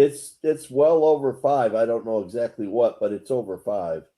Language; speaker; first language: English; native; English